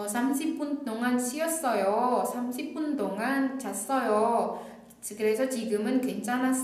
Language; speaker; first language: Korean; non-native, fluent; Indonesian